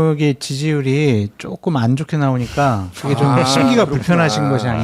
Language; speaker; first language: Korean; native; Korean